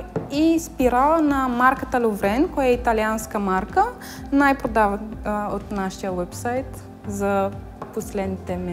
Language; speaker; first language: Bulgarian; non-native, learner; Romanian